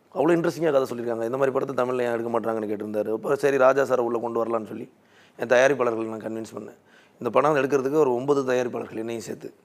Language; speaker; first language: Tamil; native; Tamil